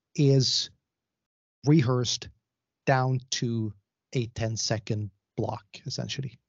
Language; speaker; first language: English; non-native, fluent; Swedish